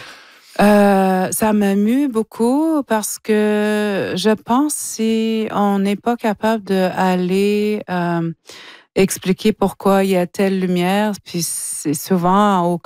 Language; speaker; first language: French; non-native, local second language; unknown